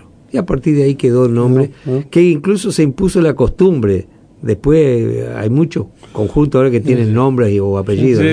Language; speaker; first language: Spanish; native; Spanish